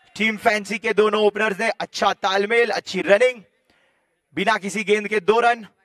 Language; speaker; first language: Hindi; non-native, local second language; Gujarati